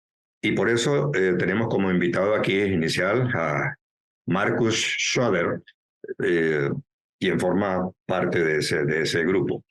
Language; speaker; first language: Spanish; native; Spanish